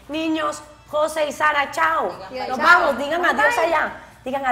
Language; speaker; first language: Spanish; native; Spanish